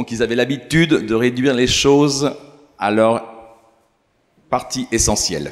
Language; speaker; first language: French; native; French